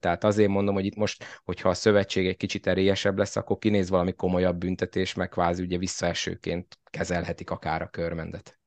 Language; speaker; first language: Hungarian; native; Hungarian